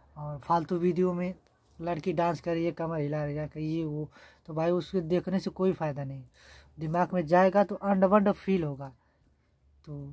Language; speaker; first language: Hindi; native; Hindi